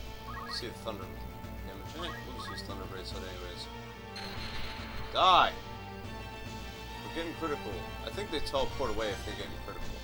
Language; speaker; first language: English; native; English